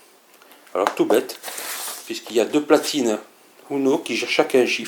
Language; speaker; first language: French; native; French